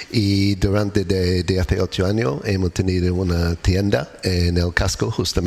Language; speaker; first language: Spanish; non-native, learner; English